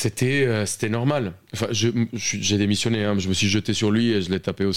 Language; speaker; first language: French; non-native, fluent; Spanish